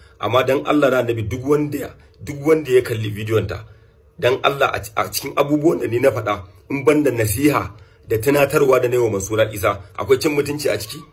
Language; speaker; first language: Hausa; non-native, local second language; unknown